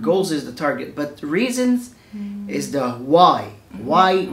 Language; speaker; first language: English; non-native, fluent; Arabic